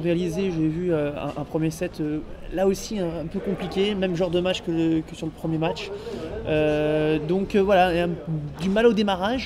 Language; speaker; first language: French; native; French